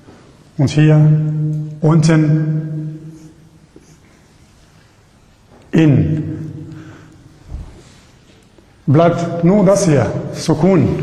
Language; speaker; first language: German; non-native, learner; Arabic